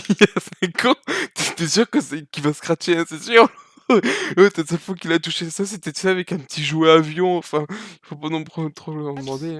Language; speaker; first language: French; native; French